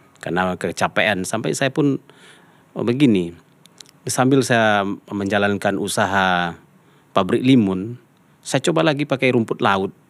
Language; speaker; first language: Indonesian; non-native, local second language; Minangkabau